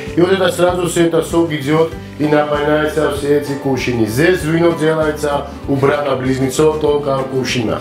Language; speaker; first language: Russian; non-native, fluent; Georgian